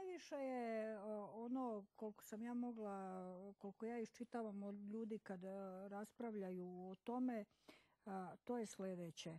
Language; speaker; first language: Croatian; native; Croatian